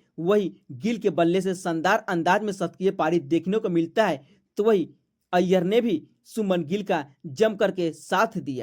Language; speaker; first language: Hindi; native; Hindi